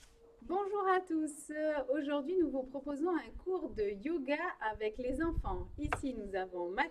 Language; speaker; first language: French; native; French